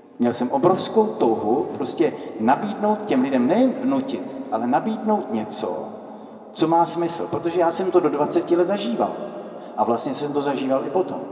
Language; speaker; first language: Czech; native; Czech